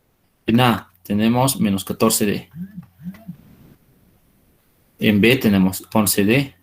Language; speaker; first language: Spanish; native; Spanish